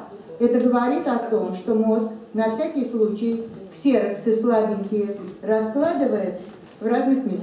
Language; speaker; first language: Russian; native; Russian